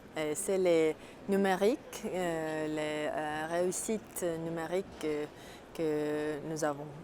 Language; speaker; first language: French; non-native, learner; Estonian